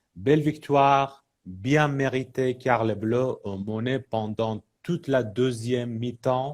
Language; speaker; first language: French; non-native, fluent; Persian